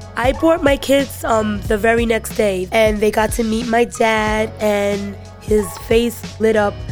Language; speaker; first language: English; native; English